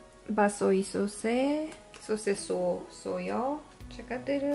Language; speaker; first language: Persian; non-native, learner; Korean